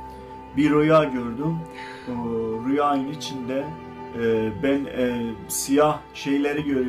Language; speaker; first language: Turkish; non-native, learner; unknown